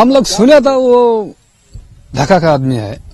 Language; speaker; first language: Hindi; non-native, local second language; Bangla